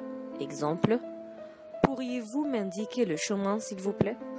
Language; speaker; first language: French; non-native, fluent; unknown